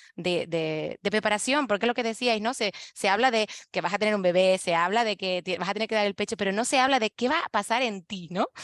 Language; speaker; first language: Spanish; non-native, fluent; French